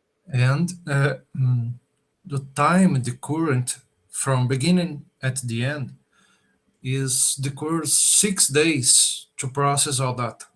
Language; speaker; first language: English; non-native, learner; Portuguese